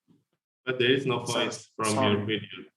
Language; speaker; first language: English; non-native, learner; Indonesian